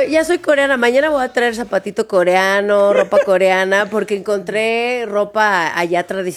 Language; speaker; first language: Spanish; native; Spanish